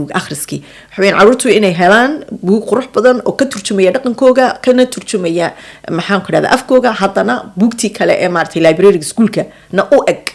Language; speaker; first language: Somali; early bilingual, heritage; Somali